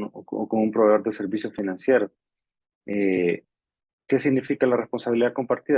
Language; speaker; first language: Spanish; native; Spanish